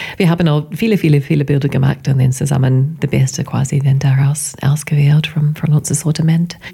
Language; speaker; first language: German; non-native, fluent; English